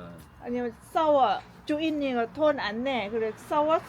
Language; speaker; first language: Korean; non-native, learner; Lao